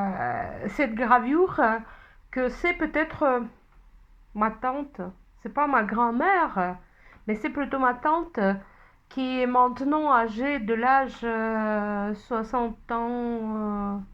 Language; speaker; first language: French; non-native, fluent; Russian